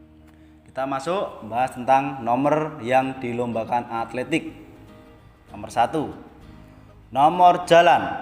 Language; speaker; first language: Indonesian; native; Indonesian